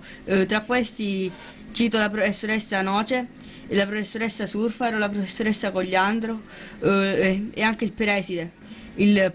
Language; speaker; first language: Italian; native; Italian